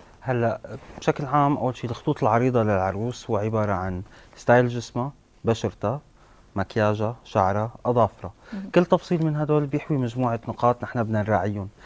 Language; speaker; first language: Arabic; native; Arabic